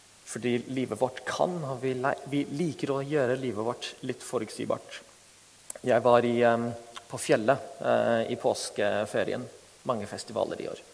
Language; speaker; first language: Norwegian; non-native, fluent; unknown